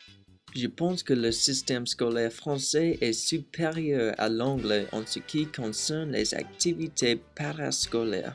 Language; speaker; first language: French; non-native, learner; English